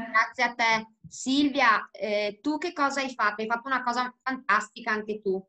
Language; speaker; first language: Italian; native; Italian